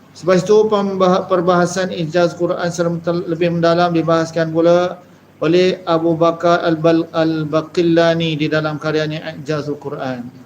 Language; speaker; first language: Malay; native; Malay